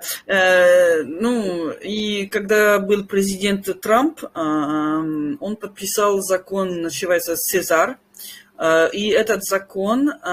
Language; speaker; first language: Russian; non-native, fluent; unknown